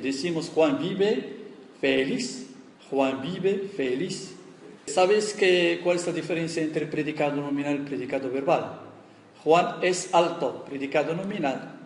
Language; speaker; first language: Spanish; non-native, fluent; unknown